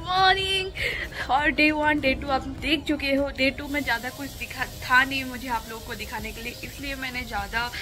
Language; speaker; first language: Hindi; non-native, local second language; Odia